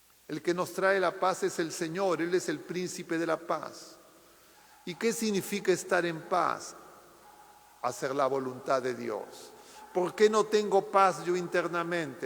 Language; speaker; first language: Spanish; native; Spanish